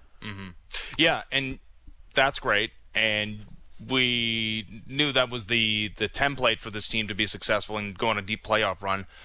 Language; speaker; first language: English; native; English